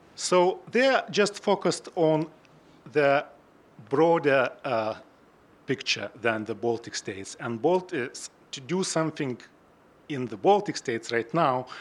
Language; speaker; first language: English; non-native, fluent; Lithuanian